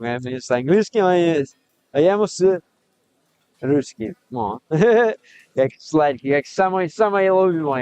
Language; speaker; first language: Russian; non-native, learner; English